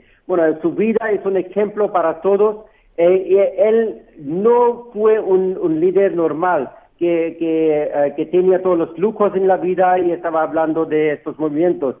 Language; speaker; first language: Spanish; non-native, fluent; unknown